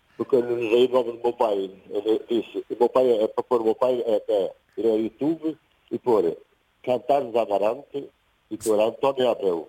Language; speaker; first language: Portuguese; native; Portuguese